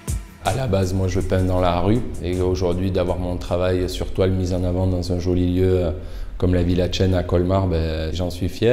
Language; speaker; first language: French; native; French